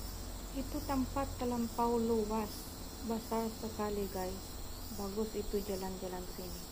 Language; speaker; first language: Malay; non-native, learner; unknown